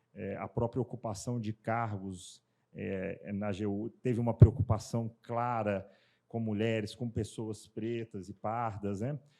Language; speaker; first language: Portuguese; native; Portuguese